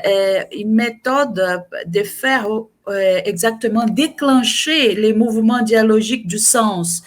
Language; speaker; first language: French; non-native, fluent; Portuguese